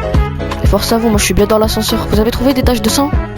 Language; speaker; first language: French; native; French